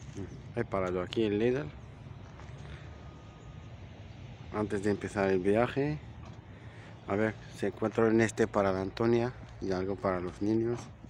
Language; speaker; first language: Spanish; non-native, fluent; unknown